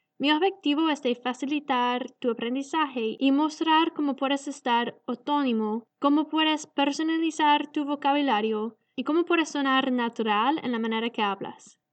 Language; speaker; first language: Spanish; non-native, learner; English